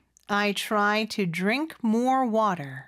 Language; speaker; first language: English; non-native, fluent; Korean